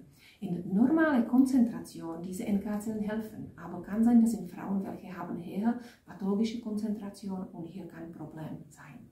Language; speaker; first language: German; non-native, fluent; Czech